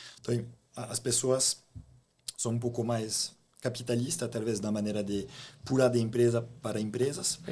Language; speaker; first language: Portuguese; non-native, fluent; French